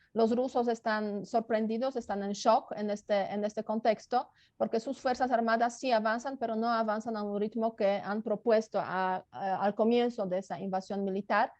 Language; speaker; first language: Spanish; non-native, fluent; Polish